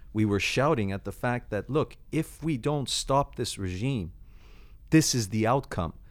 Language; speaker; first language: English; native; English